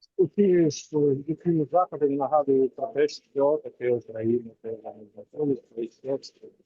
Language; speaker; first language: Ukrainian; non-native, local second language; Russian